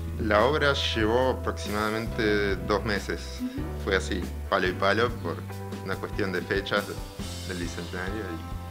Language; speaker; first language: Spanish; early bilingual, other home language; Russian